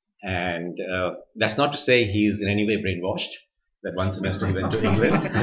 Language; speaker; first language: English; native; English